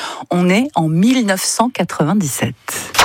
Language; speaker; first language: French; native; French